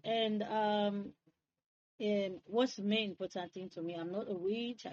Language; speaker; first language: English; non-native, local second language; Krio